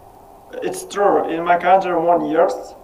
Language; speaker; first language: English; non-native, learner; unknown